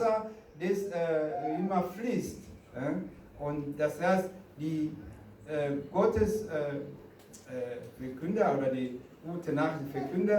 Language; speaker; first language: German; non-native, fluent; Rundi